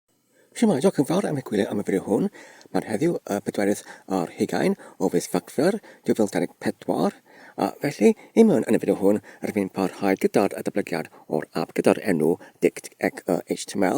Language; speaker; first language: Welsh; non-native, fluent; English